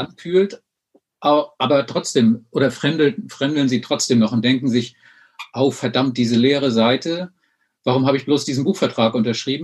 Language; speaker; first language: German; native; German